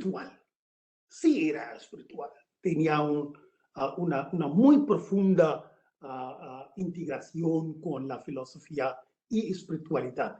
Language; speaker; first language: Spanish; non-native, fluent; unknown